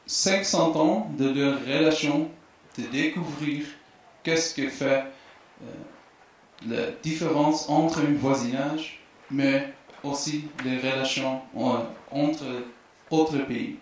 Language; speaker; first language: French; non-native, fluent; Dutch